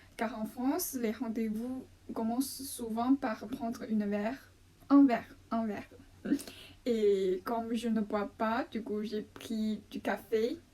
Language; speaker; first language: French; non-native, fluent; Chinese